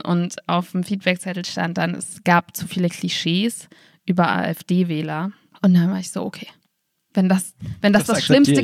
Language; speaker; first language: German; native; German